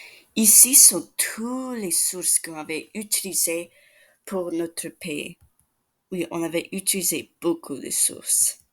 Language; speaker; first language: French; non-native, learner; English